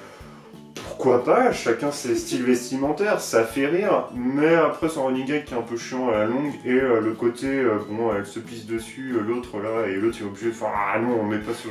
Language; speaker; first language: French; native; French